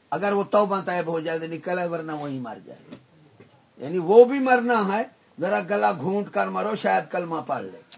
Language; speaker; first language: Urdu; non-native, local second language; Punjabi